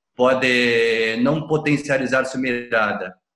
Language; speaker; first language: Spanish; non-native, learner; Portuguese